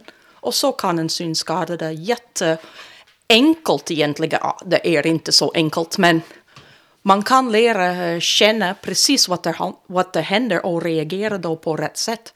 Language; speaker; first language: Swedish; non-native, fluent; English